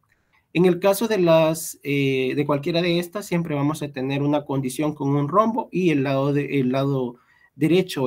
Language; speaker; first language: Spanish; native; Spanish